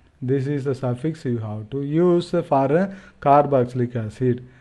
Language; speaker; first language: English; non-native, local second language; Tamil